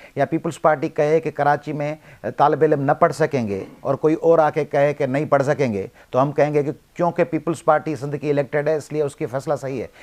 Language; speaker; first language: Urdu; non-native, local second language; Sindhi